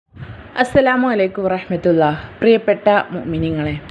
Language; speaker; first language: Malayalam; native; Malayalam